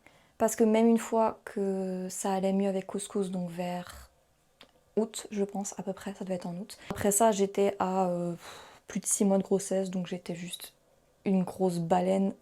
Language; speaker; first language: French; native; French